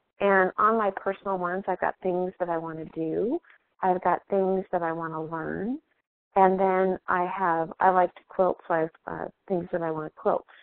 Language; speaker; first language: English; native; English